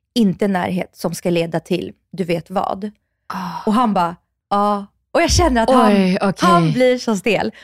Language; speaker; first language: Swedish; non-native, fluent; Russian